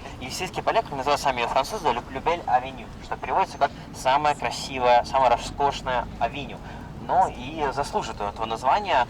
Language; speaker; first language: Russian; native; Russian